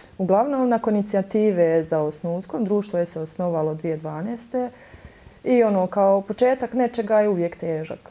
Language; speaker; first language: Bosnian; native; Bosnian